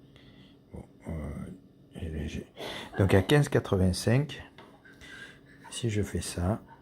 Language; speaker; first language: French; native; French